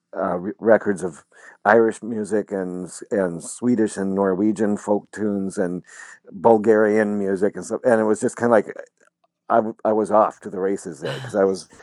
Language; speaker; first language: English; native; English